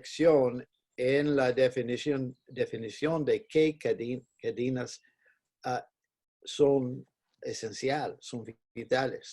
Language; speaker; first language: Spanish; non-native, fluent; English